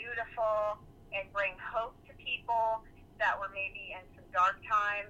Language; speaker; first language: English; native; English